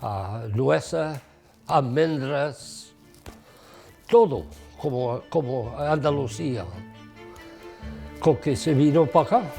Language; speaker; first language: Spanish; early bilingual, heritage; English